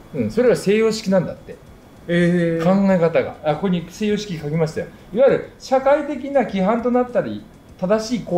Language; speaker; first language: Japanese; native; Japanese